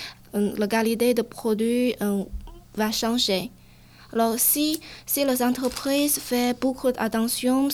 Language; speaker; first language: French; non-native, learner; Chinese